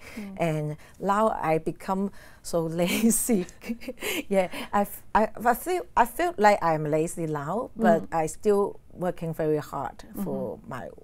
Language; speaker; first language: English; non-native, learner; Cantonese